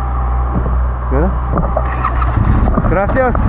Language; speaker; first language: Spanish; non-native, learner; English